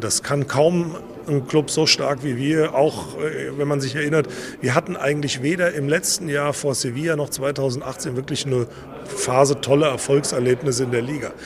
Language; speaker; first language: German; native; German